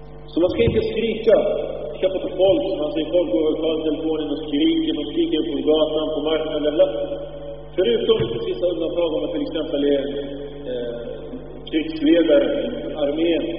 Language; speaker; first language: Swedish; early bilingual, other home language; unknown